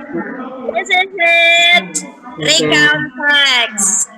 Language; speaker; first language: English; non-native, learner; Indonesian